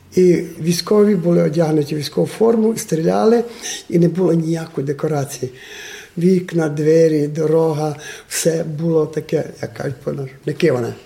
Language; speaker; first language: Ukrainian; non-native, local second language; Romanian